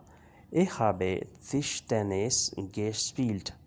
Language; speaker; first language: German; non-native, learner; Urdu